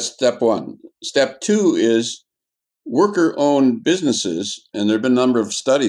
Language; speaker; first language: English; native; English